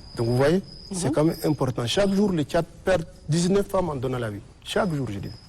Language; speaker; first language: French; non-native, local second language; Arabic